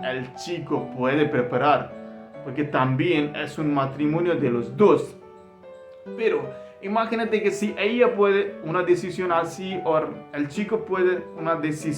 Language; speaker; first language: Spanish; non-native, learner; Hindi